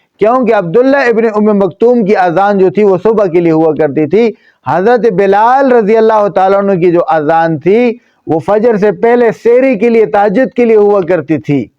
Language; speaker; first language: Urdu; non-native, local second language; Pashto